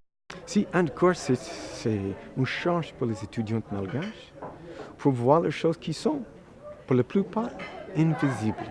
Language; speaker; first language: French; non-native, fluent; English